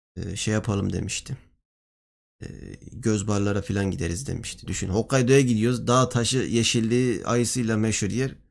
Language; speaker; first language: Turkish; native; Turkish